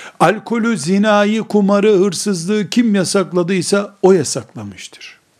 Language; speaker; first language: Turkish; native; Turkish